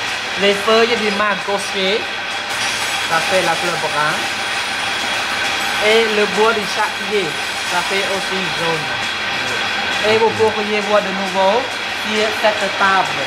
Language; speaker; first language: French; non-native, fluent; Khmer